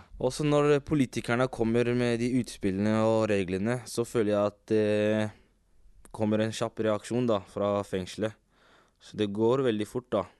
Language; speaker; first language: Norwegian; native; Norwegian